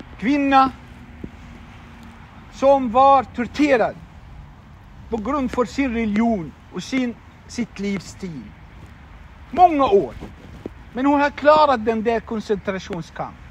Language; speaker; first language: Swedish; non-native, fluent; Arabic